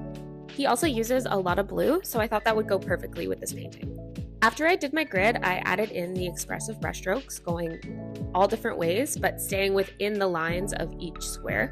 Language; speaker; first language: English; native; English